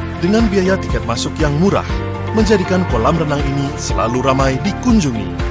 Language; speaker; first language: Indonesian; native; Indonesian